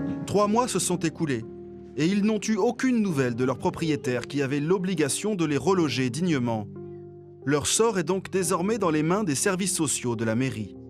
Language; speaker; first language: French; native; French